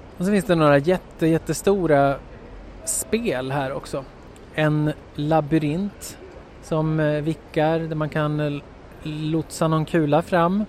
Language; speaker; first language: Swedish; native; Swedish